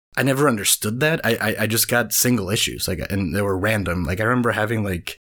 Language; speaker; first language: English; non-native, fluent; Spanish